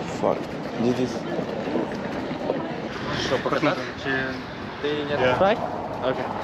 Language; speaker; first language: Russian; non-native, learner; Turkish